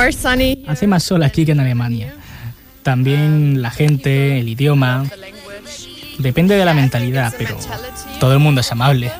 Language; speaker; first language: Spanish; non-native, learner; German